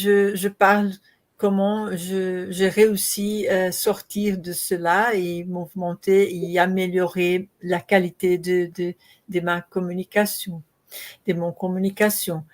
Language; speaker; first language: French; non-native, learner; Portuguese